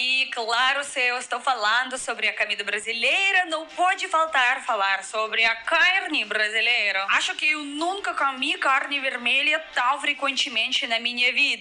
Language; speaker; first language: Portuguese; non-native, fluent; Russian